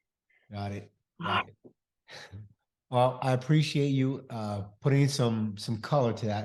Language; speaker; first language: English; native; English